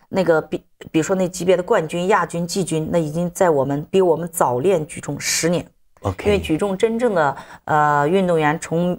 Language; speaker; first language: Chinese; native; Chinese